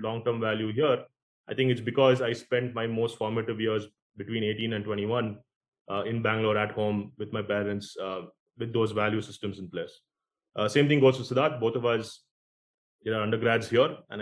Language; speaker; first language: English; non-native, local second language; Konkani